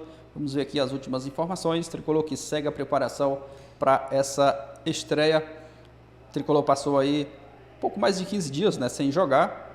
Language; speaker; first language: Portuguese; native; Portuguese